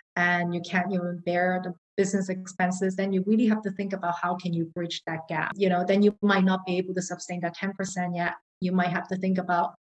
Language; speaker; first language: English; non-native, local second language; Cantonese